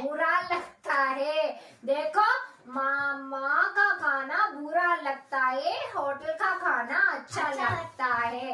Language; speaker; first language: Hindi; non-native, local second language; Tamil